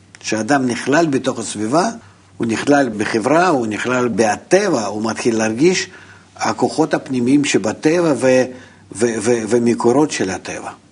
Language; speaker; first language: Hebrew; non-native, fluent; Russian